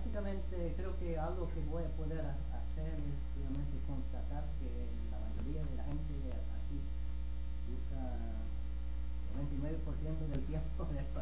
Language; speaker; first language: Spanish; non-native, fluent; English